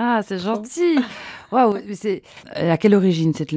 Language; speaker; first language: French; native; French